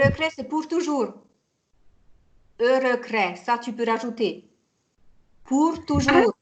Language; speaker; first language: French; non-native, fluent; Hungarian